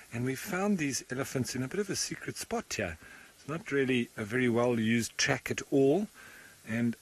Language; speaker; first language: English; native; English